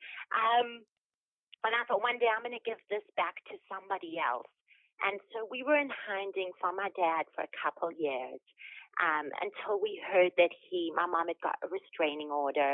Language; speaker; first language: English; native; English